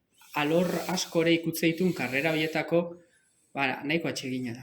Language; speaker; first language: Basque; native; Basque